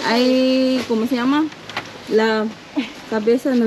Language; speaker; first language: Spanish; non-native, learner; Filipino